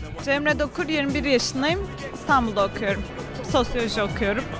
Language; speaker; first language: Turkish; native; Turkish